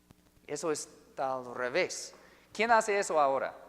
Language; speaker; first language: Spanish; non-native, fluent; English